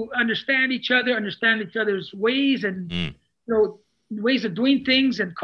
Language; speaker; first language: English; non-native, fluent; Italian